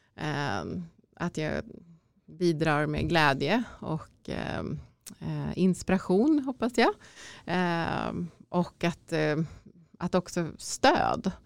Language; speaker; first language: Swedish; native; Swedish